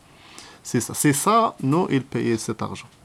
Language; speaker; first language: French; non-native, learner; Arabic